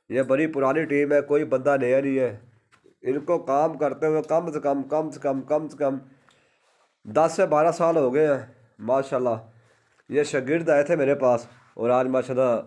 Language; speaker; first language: Urdu; non-native, local second language; Punjabi